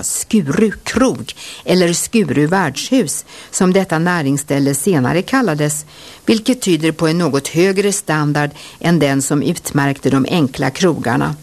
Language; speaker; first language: Swedish; native; Swedish